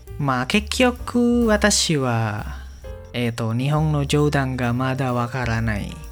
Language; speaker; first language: Japanese; non-native, learner; Indonesian